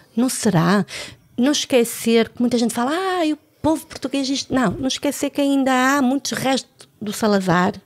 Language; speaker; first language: Portuguese; early bilingual, other home language; French